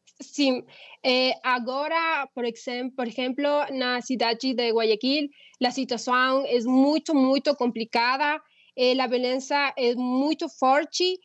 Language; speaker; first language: Portuguese; non-native, learner; Spanish